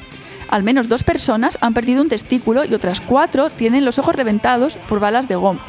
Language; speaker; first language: Spanish; native; Spanish